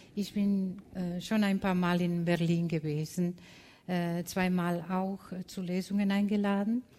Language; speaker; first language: German; non-native, fluent; Spanish